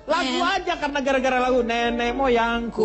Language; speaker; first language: Indonesian; native; Indonesian